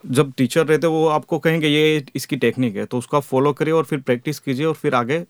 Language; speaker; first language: Hindi; non-native, local second language; Gujarati